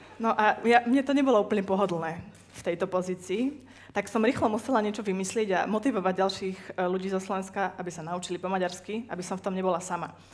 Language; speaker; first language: Slovak; native; Slovak